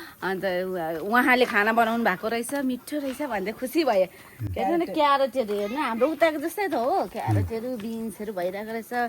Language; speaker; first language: Nepali; native; Nepali